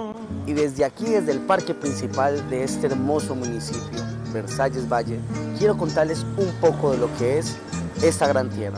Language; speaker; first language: Spanish; native; Spanish